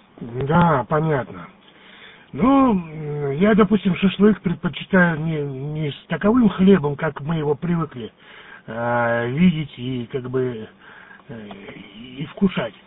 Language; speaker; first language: Russian; native; Russian